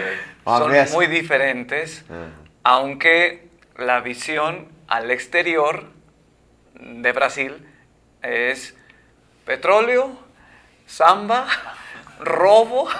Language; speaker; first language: Spanish; native; Spanish